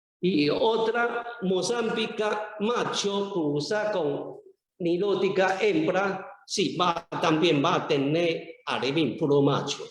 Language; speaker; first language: Spanish; non-native, learner; Chinese